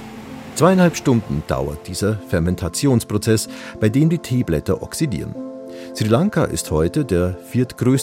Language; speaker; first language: German; native; German